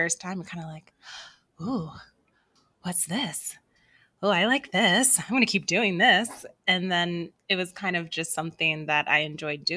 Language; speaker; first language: English; native; English